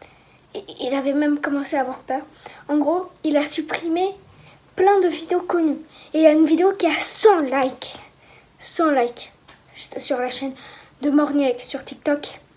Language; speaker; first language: French; native; French